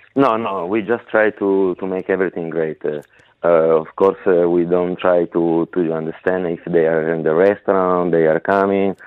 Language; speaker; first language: English; non-native, learner; Italian